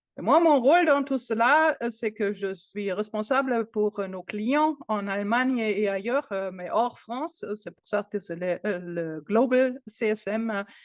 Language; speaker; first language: French; non-native, fluent; German